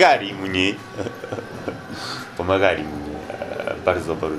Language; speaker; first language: Polish; non-native, learner; Japanese